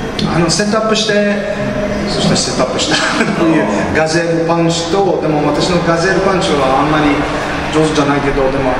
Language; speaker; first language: Japanese; non-native, learner; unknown